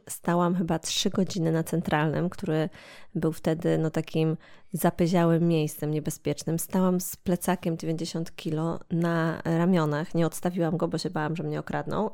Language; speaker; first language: Polish; native; Polish